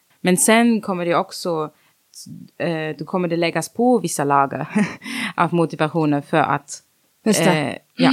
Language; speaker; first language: Swedish; non-native, fluent; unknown